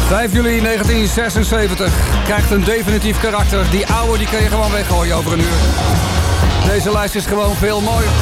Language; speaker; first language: Dutch; native; Dutch